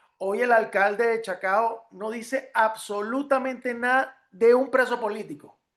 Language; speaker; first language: Spanish; native; Spanish